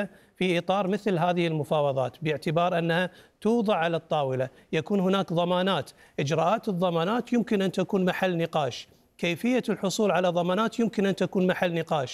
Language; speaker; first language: Arabic; native; Arabic